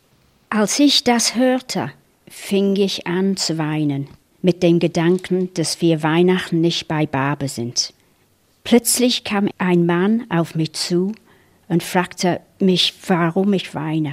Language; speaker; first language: German; non-native, fluent; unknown